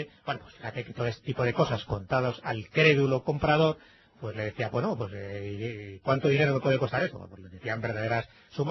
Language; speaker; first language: Spanish; native; Spanish